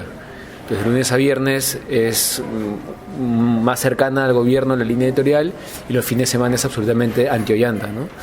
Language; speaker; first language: Spanish; native; Spanish